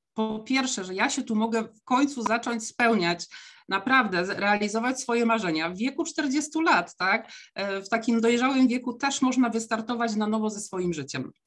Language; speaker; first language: Polish; native; Polish